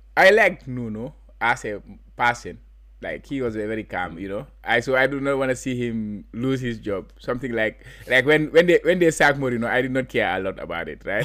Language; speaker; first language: English; non-native, local second language; Wolof